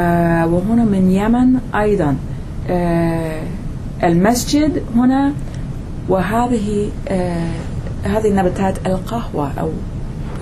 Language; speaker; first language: Arabic; non-native, fluent; English